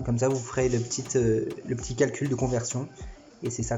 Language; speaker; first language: French; early bilingual, other home language; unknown